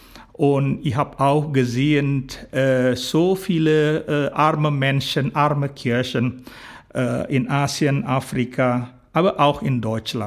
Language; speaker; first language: German; non-native, fluent; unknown